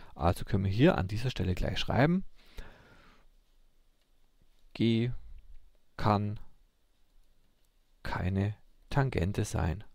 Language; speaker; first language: German; native; German